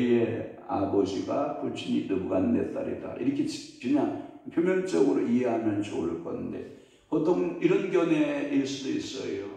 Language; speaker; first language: Korean; native; Korean